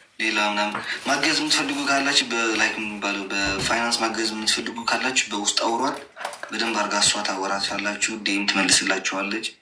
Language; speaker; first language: Amharic; non-native, local second language; Tigrinya